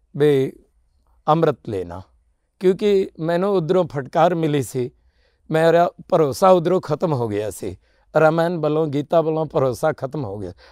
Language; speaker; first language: Punjabi; non-native, local second language; Hindi